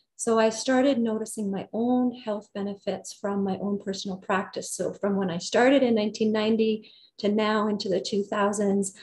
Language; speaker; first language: English; native; English